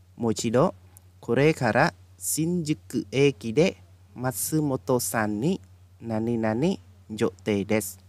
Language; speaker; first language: Japanese; non-native, fluent; Khmer